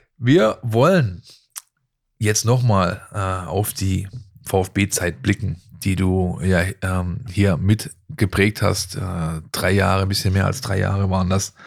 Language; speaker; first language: German; native; German